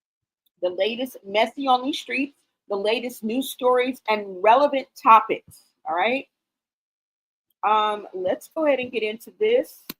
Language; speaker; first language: English; native; English